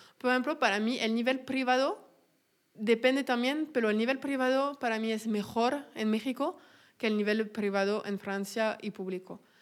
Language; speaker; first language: Spanish; non-native, fluent; French